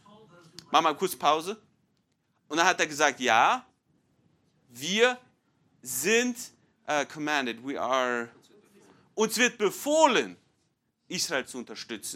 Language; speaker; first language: German; non-native, fluent; English